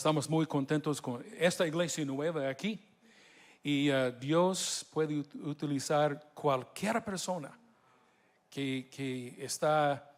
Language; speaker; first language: Spanish; non-native, fluent; English